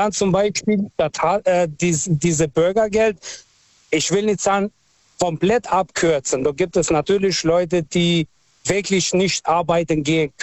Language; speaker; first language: German; non-native, fluent; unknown